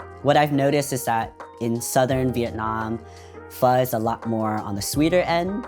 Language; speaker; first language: English; early bilingual, other home language; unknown